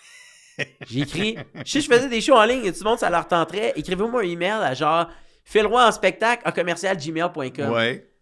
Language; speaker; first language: French; native; French